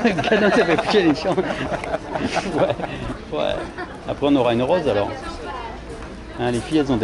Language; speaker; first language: French; native; French